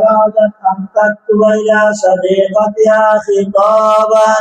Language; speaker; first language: Arabic; non-native, fluent; Bangla